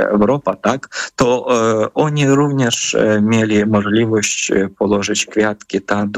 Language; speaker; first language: Polish; non-native, fluent; Ukrainian